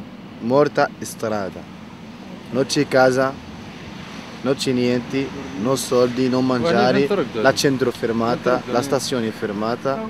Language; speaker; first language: Italian; non-native, learner; Arabic